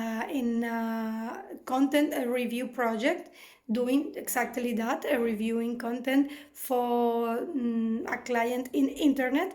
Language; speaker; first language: English; non-native, fluent; Spanish